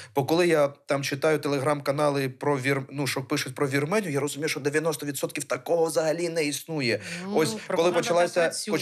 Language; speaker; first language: Ukrainian; early bilingual, other home language; Armenian